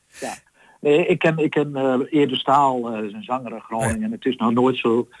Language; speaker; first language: Dutch; native; Dutch